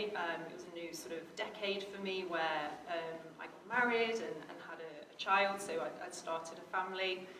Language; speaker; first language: English; native; English